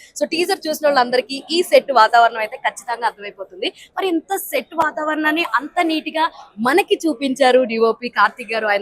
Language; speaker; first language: Telugu; native; Telugu